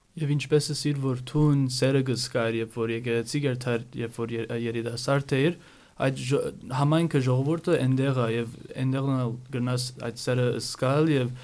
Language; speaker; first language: Armenian; early bilingual, heritage; Armenian